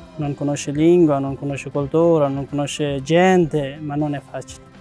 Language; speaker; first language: Italian; non-native, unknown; Persian